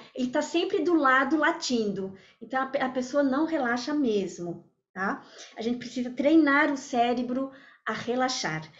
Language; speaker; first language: Portuguese; early bilingual, other home language; French